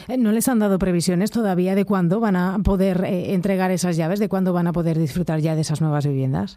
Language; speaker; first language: Spanish; native; Spanish